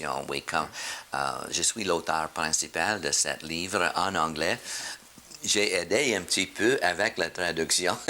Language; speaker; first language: French; non-native, fluent; English